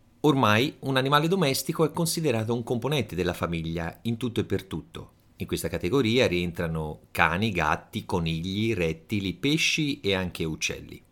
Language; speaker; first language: Italian; native; Italian